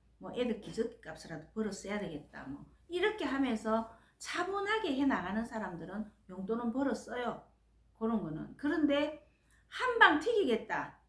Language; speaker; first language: Korean; native; Korean